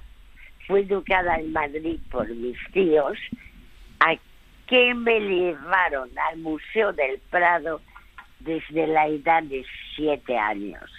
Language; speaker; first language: Spanish; early bilingual, other home language; French